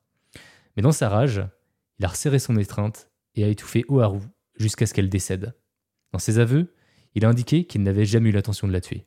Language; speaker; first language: French; native; French